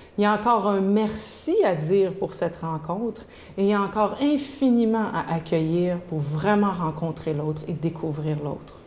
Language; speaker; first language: French; native; French